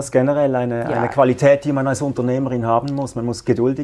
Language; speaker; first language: German; native; German